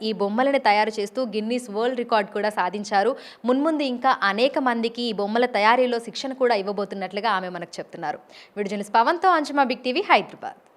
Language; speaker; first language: Telugu; native; Telugu